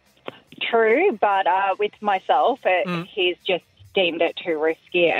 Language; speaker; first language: English; native; English